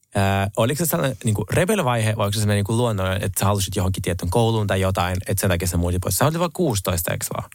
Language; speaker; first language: Finnish; non-native, fluent; Russian